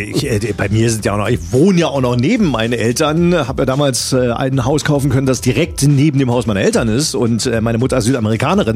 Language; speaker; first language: German; native; German